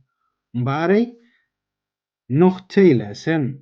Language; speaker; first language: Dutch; non-native, learner; Tigrinya